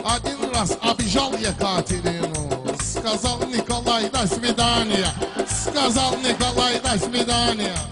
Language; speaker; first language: Russian; non-native, learner; Azerbaijani